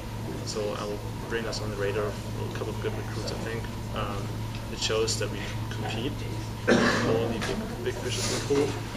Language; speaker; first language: English; non-native, fluent; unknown